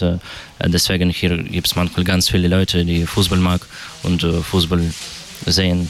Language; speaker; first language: German; non-native, learner; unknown